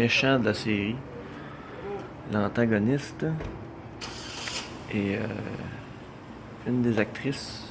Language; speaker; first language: French; native; French